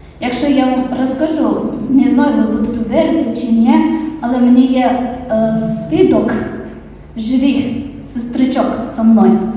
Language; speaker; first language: Ukrainian; non-native, learner; Polish